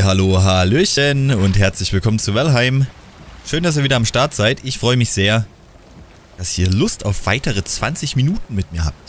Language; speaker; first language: German; native; German